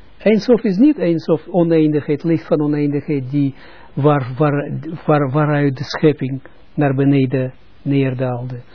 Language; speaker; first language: Dutch; non-native, fluent; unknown